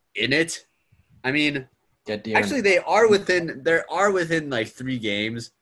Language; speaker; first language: English; native; English